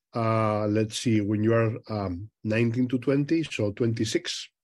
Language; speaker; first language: English; non-native, fluent; Spanish